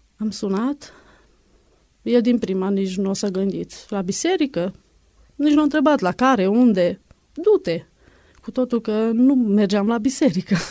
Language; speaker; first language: Romanian; non-native, local second language; Hungarian